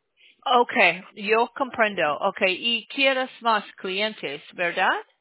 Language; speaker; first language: Spanish; non-native, learner; English